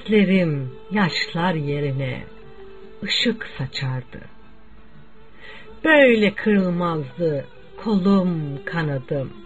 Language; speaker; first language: Turkish; native; Turkish